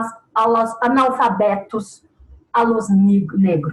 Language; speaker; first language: Spanish; non-native, learner; Portuguese